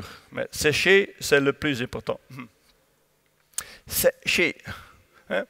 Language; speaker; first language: French; non-native, learner; Dutch